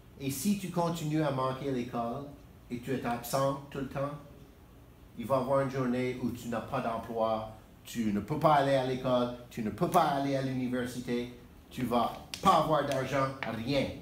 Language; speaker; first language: French; non-native, learner; English